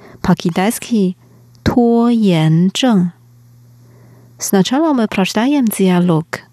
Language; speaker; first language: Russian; non-native, fluent; Chinese